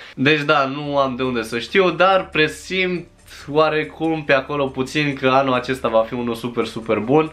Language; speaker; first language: Romanian; early bilingual, other home language; Chinese